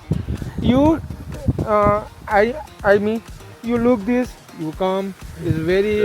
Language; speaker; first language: English; non-native, learner; Gujarati